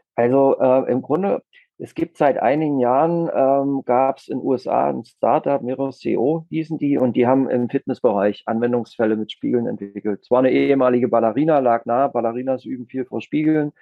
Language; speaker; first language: German; native; German